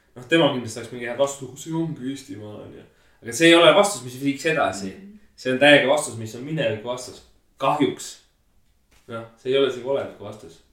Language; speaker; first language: Estonian; native; Estonian